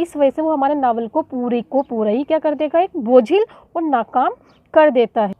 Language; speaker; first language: Urdu; native; Urdu